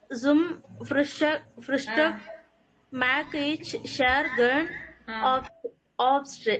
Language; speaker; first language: German; non-native, learner; Tamil